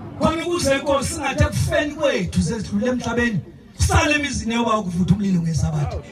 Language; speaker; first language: Zulu; non-native, local second language; Xhosa